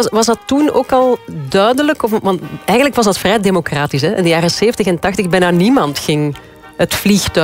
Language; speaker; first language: Dutch; native; Dutch